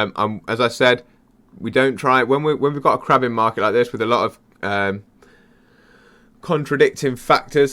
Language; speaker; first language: English; native; English